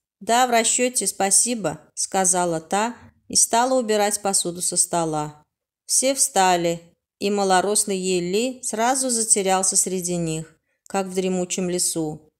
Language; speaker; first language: Russian; non-native, local second language; Turkmen